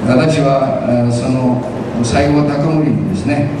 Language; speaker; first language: Japanese; early bilingual, heritage; Japanese